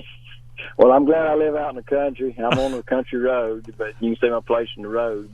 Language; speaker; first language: English; native; English